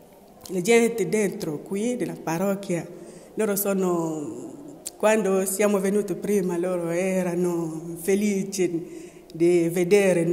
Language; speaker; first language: Italian; non-native, learner; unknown